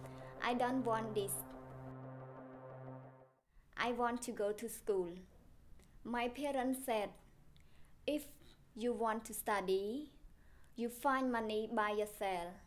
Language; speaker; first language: English; non-native, learner; Khmer